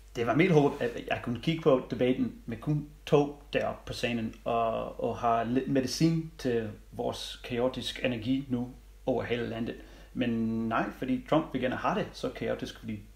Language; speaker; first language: Danish; non-native, learner; English